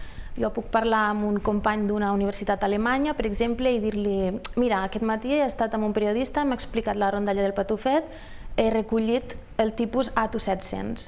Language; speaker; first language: Catalan; native; Catalan